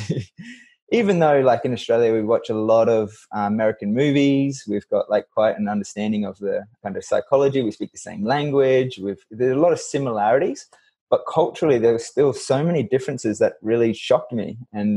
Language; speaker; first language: English; native; English